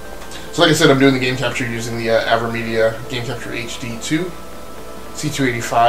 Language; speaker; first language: English; native; English